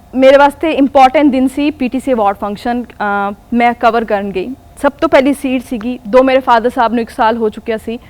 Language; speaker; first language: Punjabi; non-native, local second language; Hindi